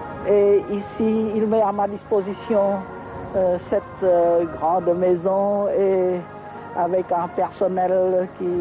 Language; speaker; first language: French; non-native, local second language; Khmer